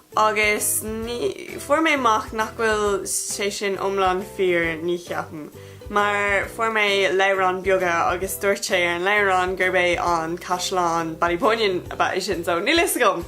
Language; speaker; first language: Irish; non-native, local second language; English